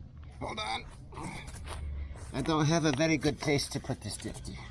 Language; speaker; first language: English; native; English